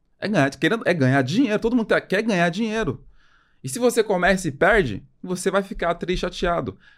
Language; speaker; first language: Portuguese; early bilingual, other home language; French